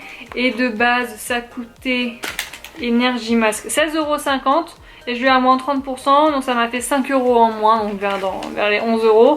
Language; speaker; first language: French; native; French